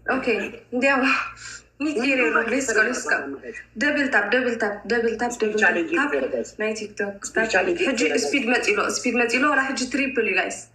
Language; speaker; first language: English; non-native, learner; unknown